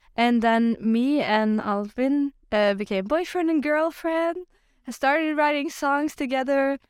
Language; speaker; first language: English; non-native, fluent; Norwegian